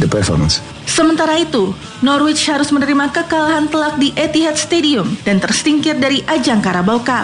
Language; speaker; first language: Indonesian; native; Indonesian